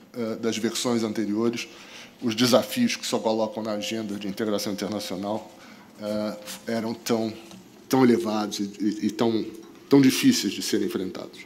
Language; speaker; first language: Portuguese; native; Portuguese